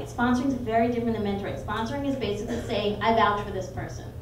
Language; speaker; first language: English; native; English